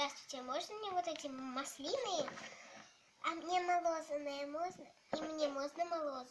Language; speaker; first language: Russian; native; Russian